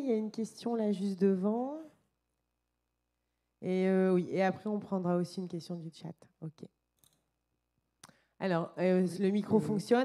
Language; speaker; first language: French; native; French